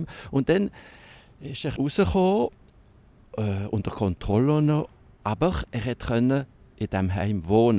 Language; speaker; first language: German; non-native, local second language; French